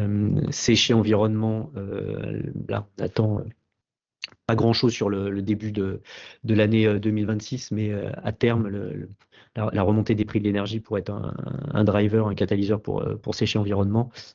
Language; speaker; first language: French; native; French